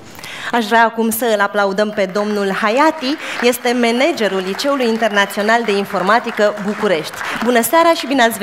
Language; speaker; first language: Romanian; native; Romanian